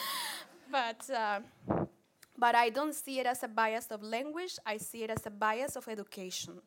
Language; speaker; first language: English; non-native, fluent; Spanish